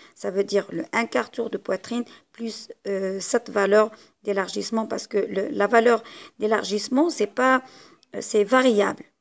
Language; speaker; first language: French; non-native, local second language; Arabic